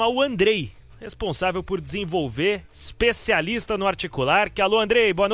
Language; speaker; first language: Portuguese; native; Portuguese